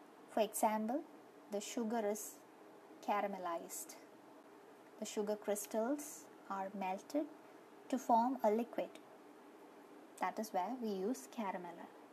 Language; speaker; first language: English; non-native, local second language; Malayalam